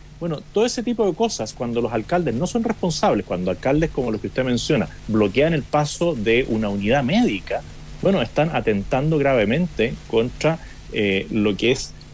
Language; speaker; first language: Spanish; native; Spanish